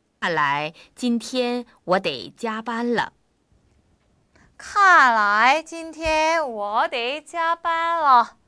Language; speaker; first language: Chinese; non-native, fluent; Korean